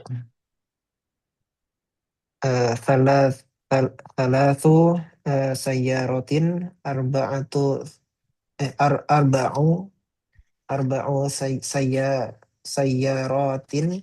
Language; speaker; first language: Arabic; non-native, learner; Indonesian